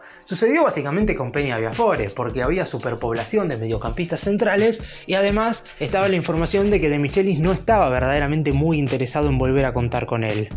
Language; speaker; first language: Spanish; native; Spanish